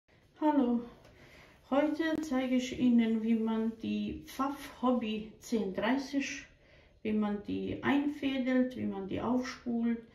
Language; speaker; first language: German; non-native, fluent; Bosnian